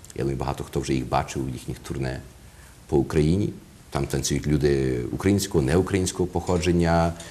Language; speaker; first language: Ukrainian; early bilingual, heritage; Ukrainian